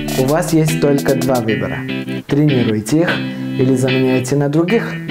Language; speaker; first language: Russian; non-native, fluent; Armenian